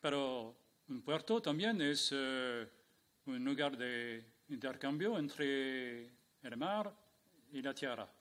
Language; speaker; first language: Spanish; non-native, fluent; French